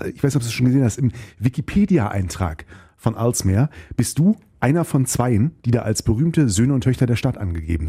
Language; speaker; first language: German; native; German